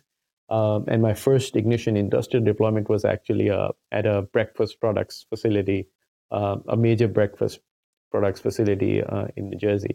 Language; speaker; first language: English; non-native, local second language; Urdu